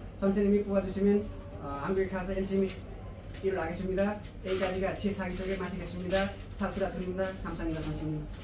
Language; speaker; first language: Korean; non-native, learner; Nepali